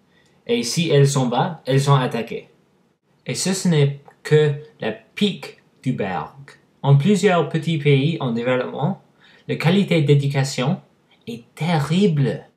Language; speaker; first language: French; non-native, learner; English